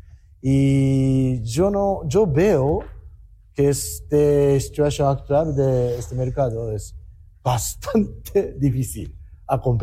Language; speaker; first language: Spanish; non-native, learner; Japanese